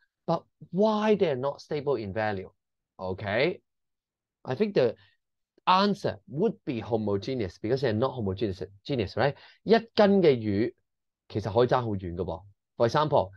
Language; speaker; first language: English; non-native, local second language; Cantonese